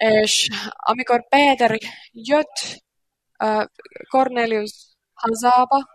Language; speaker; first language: Hungarian; non-native, learner; Finnish